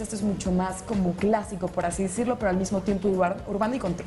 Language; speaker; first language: Spanish; native; Spanish